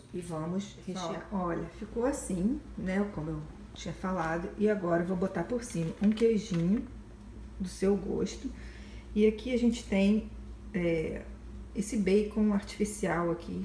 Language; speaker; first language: Portuguese; native; Portuguese